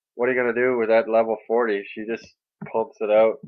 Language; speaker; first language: English; native; English